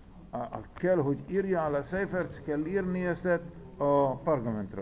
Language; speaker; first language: Hungarian; early bilingual, heritage; Hungarian